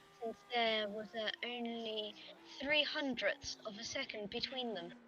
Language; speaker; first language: English; native; English